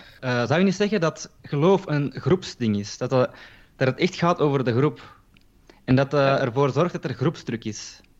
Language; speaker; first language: Dutch; early bilingual, other home language; Turkish